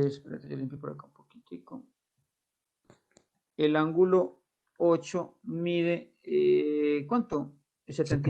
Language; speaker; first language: Spanish; native; Spanish